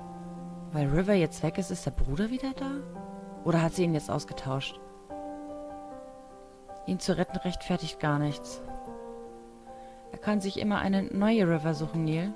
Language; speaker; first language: German; native; German